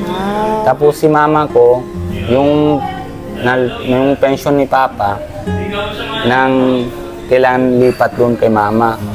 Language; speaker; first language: Filipino; non-native, learner; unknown